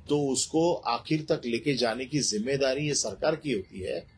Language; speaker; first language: Hindi; non-native, local second language; Marathi